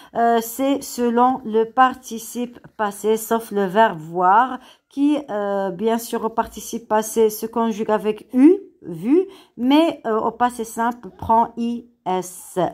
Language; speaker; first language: French; non-native, local second language; Arabic